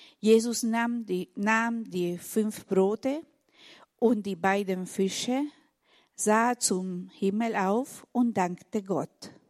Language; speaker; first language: German; non-native, learner; Spanish